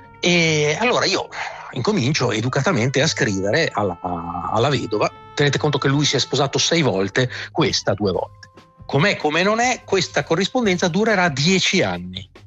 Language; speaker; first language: Italian; native; Italian